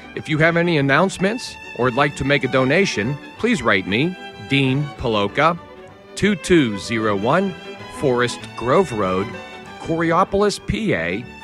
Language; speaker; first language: English; native; English